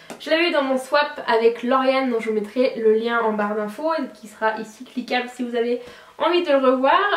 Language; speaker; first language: French; native; French